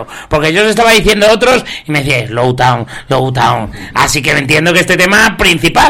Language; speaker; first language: Spanish; native; Spanish